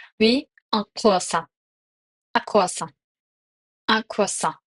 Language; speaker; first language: French; non-native, learner; Turkish